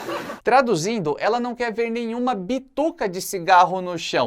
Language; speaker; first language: Portuguese; native; Portuguese